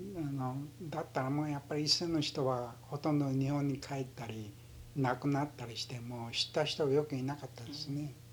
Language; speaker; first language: Japanese; early bilingual, heritage; Japanese